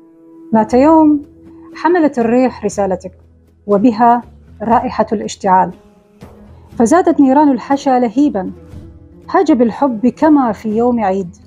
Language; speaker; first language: Arabic; non-native, local second language; Kurdish